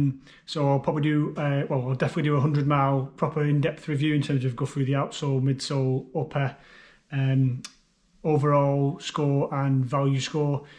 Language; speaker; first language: English; native; English